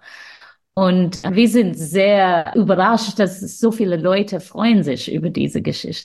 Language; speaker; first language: German; non-native, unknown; English